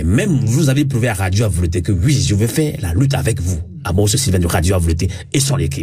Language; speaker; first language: French; non-native, local second language; Ewe